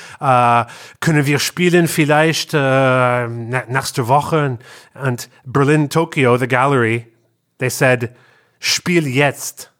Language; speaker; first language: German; non-native, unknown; English